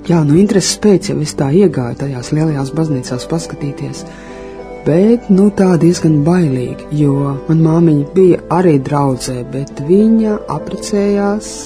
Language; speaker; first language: Latvian; native; Latvian